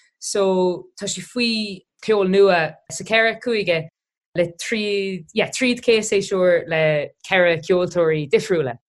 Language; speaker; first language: Irish; non-native, local second language; English